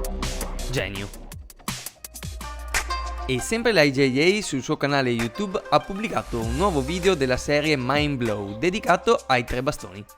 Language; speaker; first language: Italian; native; Italian